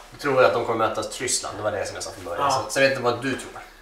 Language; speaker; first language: Swedish; native; Swedish